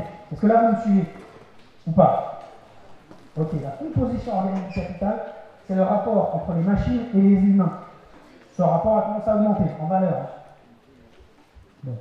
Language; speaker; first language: French; native; French